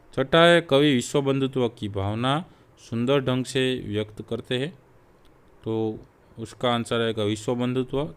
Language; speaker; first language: Hindi; non-native, local second language; Gujarati